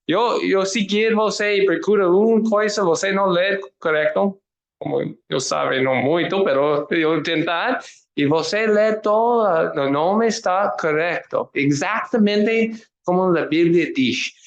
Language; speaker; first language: Portuguese; non-native, learner; English